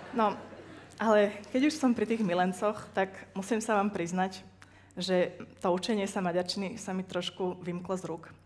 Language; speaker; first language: Slovak; native; Slovak